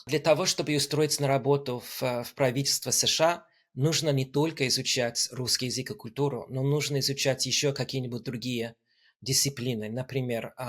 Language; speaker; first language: Russian; non-native, fluent; English